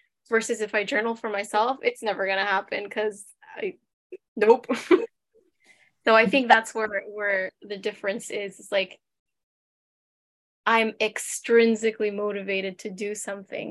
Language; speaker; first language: English; native; English